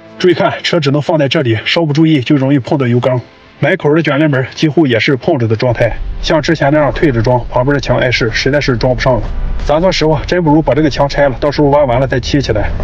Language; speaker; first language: Chinese; native; Chinese